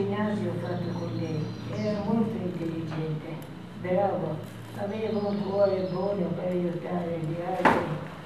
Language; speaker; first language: Italian; non-native, learner; Albanian